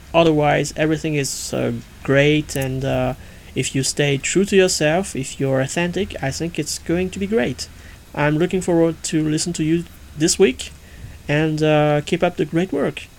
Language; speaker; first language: English; non-native, fluent; French